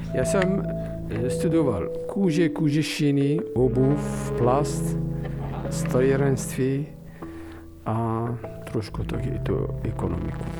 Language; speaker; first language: Czech; non-native, fluent; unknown